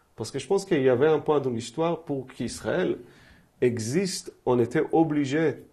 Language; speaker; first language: French; non-native, fluent; Hebrew